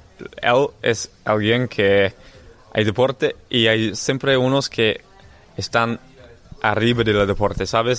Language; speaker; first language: Spanish; non-native, learner; English